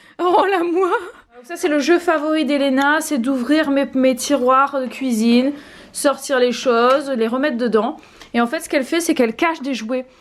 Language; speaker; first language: French; native; French